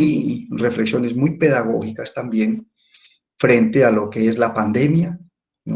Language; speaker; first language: Spanish; native; Spanish